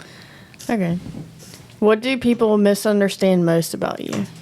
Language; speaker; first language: English; native; English